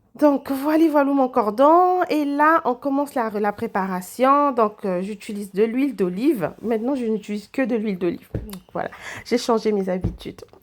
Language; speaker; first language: French; non-native, local second language; Lingala